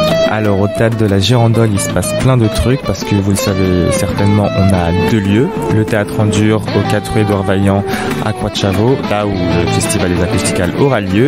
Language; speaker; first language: French; native; French